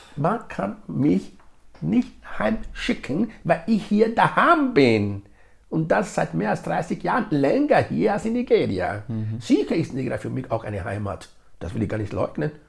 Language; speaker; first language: German; non-native, fluent; Bini